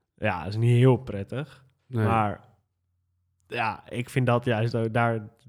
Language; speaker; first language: Dutch; native; Dutch